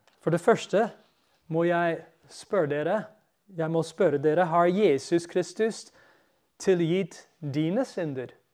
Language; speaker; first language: Norwegian; non-native, fluent; English